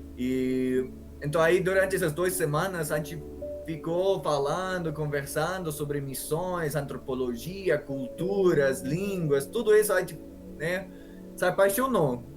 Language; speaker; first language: Portuguese; non-native, fluent; English